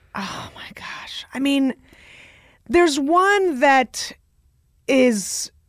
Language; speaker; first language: English; early bilingual, other home language; Russian